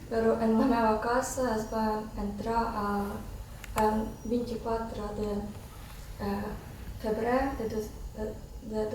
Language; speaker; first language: Catalan; non-native, learner; Ukrainian